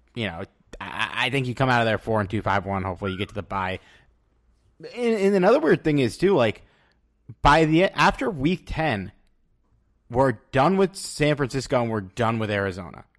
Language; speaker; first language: English; native; English